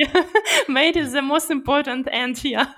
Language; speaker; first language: English; non-native, learner; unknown